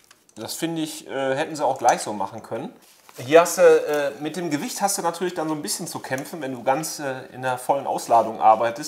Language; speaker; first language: German; native; German